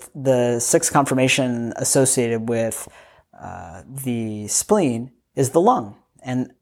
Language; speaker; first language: English; native; English